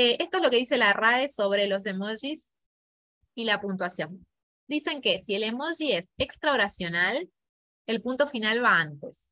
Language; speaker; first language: Spanish; native; Spanish